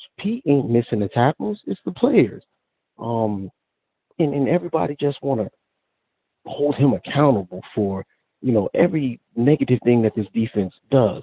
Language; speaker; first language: English; native; English